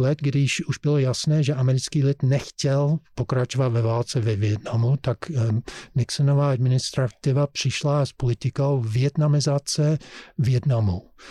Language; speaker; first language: Czech; non-native, fluent; English